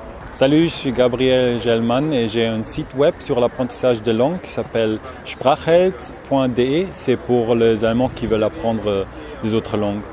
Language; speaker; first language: French; non-native, fluent; German